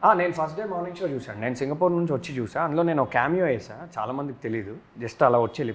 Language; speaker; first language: Telugu; native; Telugu